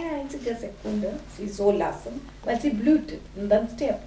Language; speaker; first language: German; non-native, fluent; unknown